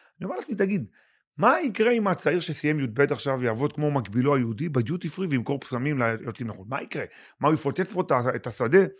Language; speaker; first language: Hebrew; native; Hebrew